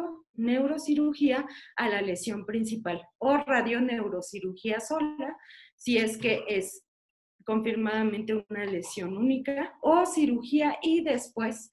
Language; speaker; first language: Spanish; native; Spanish